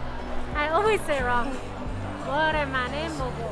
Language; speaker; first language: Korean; non-native, learner; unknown